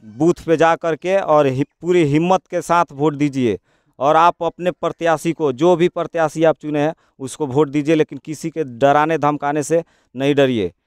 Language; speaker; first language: Hindi; native; Hindi